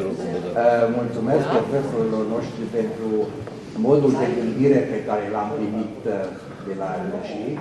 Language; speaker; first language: Romanian; non-native, fluent; Hungarian